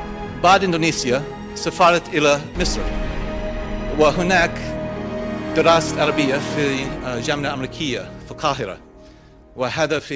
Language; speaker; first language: Arabic; non-native, learner; English